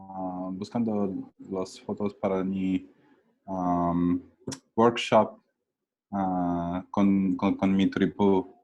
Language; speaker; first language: Spanish; non-native, learner; English